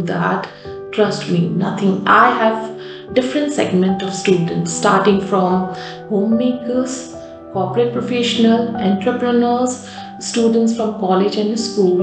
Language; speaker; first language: English; non-native, local second language; Hindi